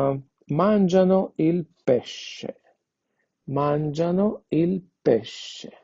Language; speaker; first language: Italian; non-native, fluent; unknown